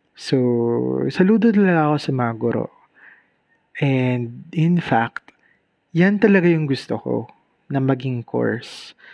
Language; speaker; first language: Filipino; non-native, local second language; Bikol